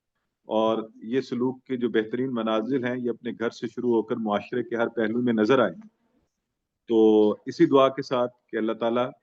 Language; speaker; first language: Urdu; native; Urdu